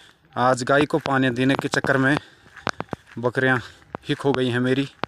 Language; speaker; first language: Hindi; native; Hindi